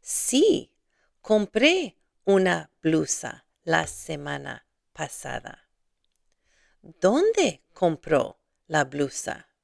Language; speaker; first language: Spanish; non-native, fluent; English